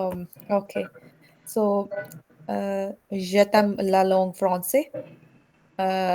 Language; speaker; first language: French; non-native, learner; Hindi